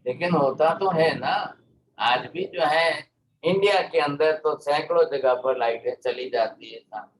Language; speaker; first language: Hindi; non-native, local second language; Gujarati